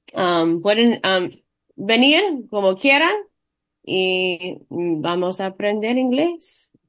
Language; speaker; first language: Spanish; early bilingual, heritage; Spanish